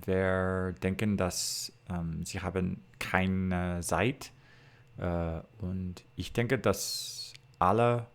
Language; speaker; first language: German; non-native, learner; English